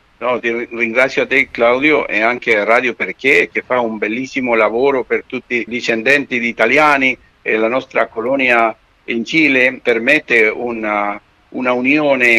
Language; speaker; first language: Italian; non-native, fluent; Spanish